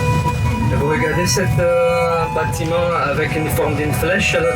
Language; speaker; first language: French; non-native, learner; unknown